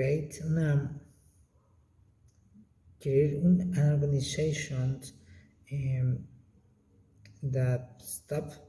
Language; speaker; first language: English; non-native, learner; Spanish